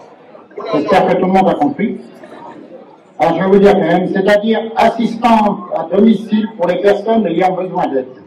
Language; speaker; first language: French; native; French